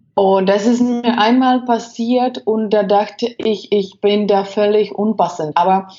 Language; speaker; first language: German; non-native, fluent; Czech